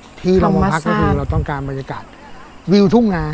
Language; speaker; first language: Thai; native; Thai